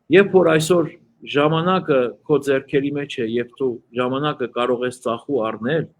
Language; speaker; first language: Armenian; early bilingual, heritage; Armenian